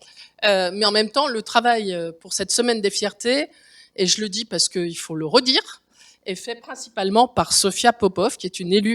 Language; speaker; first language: French; native; French